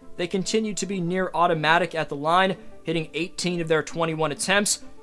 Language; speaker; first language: English; native; English